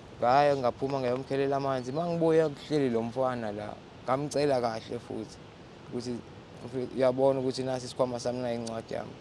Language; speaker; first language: Zulu; native; Zulu